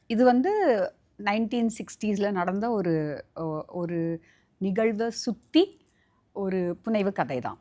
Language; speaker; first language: Tamil; native; Tamil